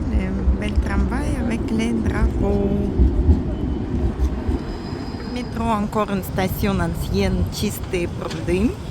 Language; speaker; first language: French; non-native, fluent; Russian